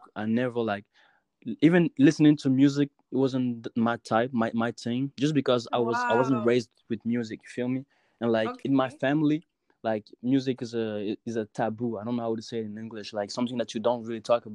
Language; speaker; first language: English; non-native, local second language; French